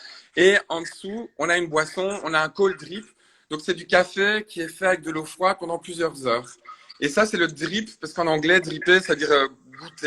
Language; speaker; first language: French; native; French